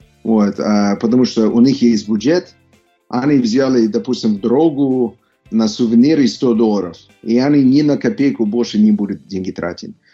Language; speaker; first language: Russian; non-native, fluent; English